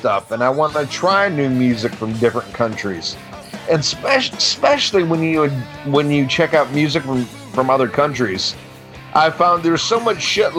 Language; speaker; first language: English; native; English